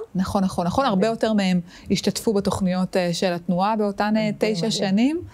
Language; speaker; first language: Hebrew; native; Hebrew